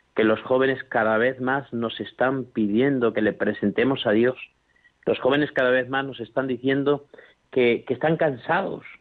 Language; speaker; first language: Spanish; native; Spanish